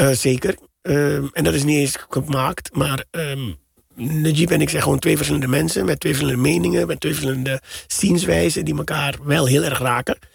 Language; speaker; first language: Dutch; native; Dutch